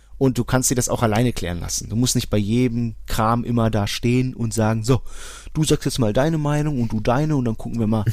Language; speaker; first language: German; early bilingual, other home language; Portuguese